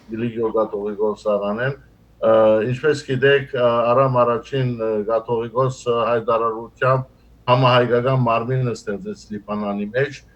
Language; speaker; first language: Armenian; early bilingual, heritage; Armenian